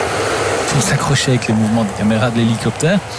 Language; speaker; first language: French; native; French